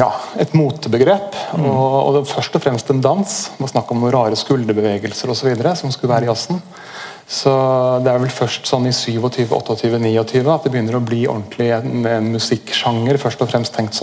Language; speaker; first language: Norwegian; native; Norwegian